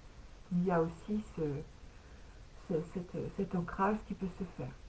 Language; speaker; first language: French; native; French